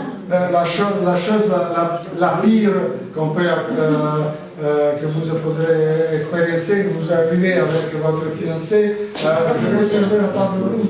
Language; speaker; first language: French; non-native, learner; Italian